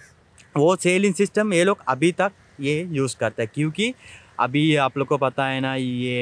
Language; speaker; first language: Hindi; non-native, fluent; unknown